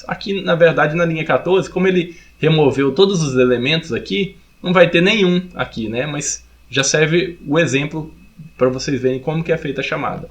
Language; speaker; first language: Portuguese; native; Portuguese